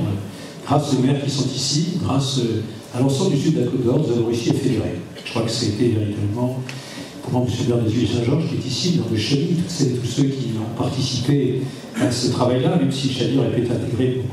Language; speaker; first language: French; native; French